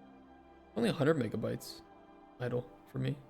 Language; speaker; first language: English; native; English